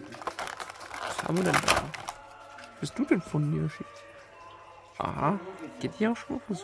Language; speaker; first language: German; native; German